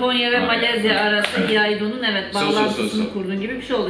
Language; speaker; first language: Turkish; native; Turkish